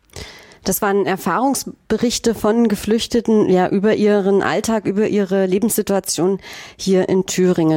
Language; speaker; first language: German; native; German